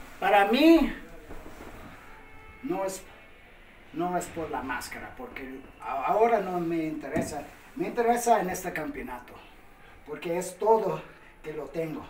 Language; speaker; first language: Spanish; non-native, fluent; English